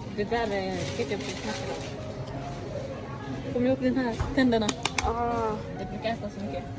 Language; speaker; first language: Swedish; early bilingual, other home language; Somali